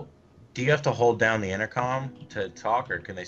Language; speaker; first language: English; native; English